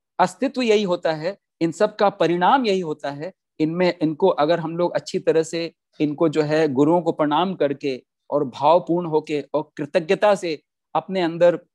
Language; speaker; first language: Hindi; native; Hindi